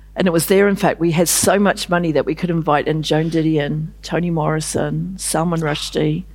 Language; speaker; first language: English; native; English